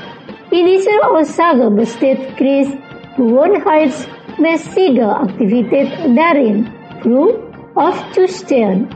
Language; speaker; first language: German; non-native, fluent; Indonesian